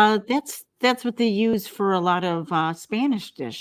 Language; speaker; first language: English; native; English